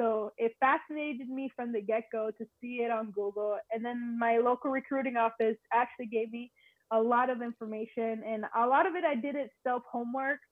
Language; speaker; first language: English; native; English